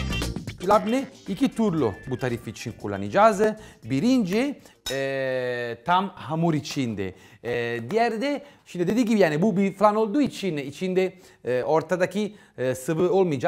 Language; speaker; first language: Turkish; non-native, fluent; Italian